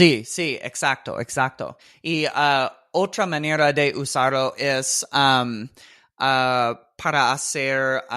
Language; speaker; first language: Spanish; non-native, fluent; English